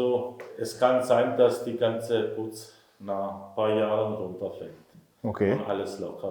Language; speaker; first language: German; non-native, fluent; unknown